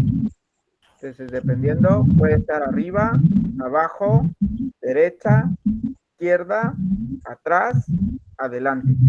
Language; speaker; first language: Spanish; native; Spanish